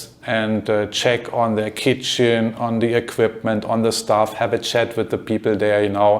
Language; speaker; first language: English; non-native, fluent; German